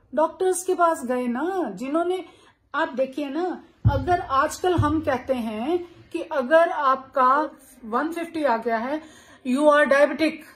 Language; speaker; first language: Hindi; native; Hindi